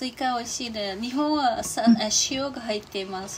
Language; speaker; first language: Japanese; non-native, learner; Portuguese